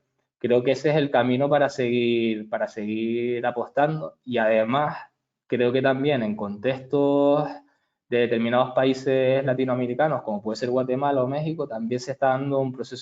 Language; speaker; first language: Spanish; native; Spanish